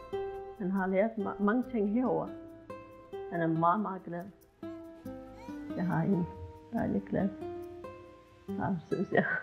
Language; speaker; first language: Danish; non-native, learner; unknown